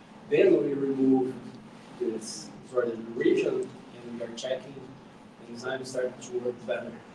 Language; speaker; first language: English; non-native, fluent; Portuguese